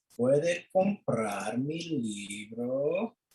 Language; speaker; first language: Spanish; early bilingual, other home language; English